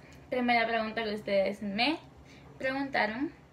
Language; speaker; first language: Spanish; early bilingual, heritage; Spanish